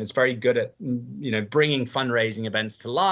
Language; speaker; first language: English; native; English